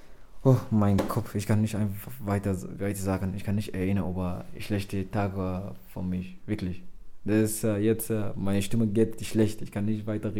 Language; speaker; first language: German; non-native, learner; Arabic